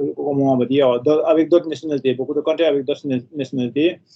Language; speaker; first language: French; non-native, fluent; Nepali